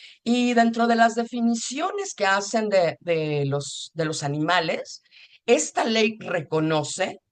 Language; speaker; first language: Spanish; native; Spanish